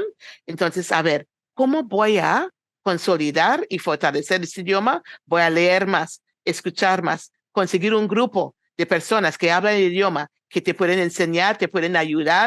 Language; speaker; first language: Spanish; non-native, fluent; English